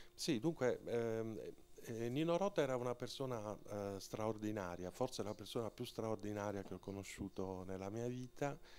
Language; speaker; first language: Italian; native; Italian